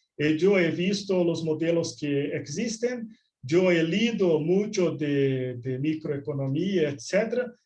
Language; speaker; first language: Spanish; non-native, fluent; Portuguese